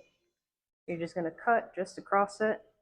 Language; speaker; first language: English; native; English